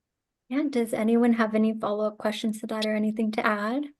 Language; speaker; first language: English; native; English